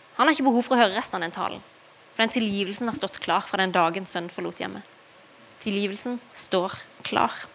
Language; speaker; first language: Norwegian; early bilingual, heritage; Norwegian